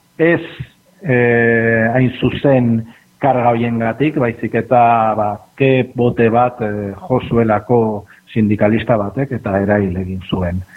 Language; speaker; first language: Basque; native; Basque